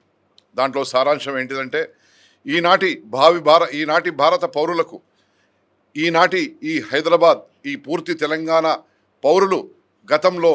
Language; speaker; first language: Telugu; native; Telugu